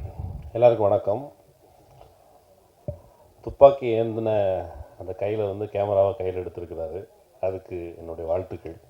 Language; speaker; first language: Tamil; native; Tamil